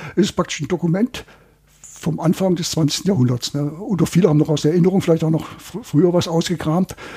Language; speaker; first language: German; native; German